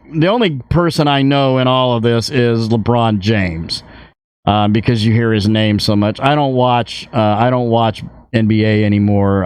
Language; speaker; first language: English; native; English